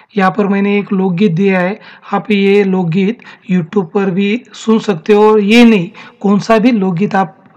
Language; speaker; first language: Hindi; non-native, local second language; Marathi